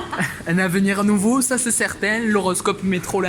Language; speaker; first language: French; native; French